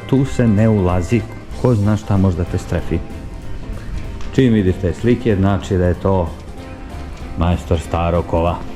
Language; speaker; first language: Serbian; native; Serbian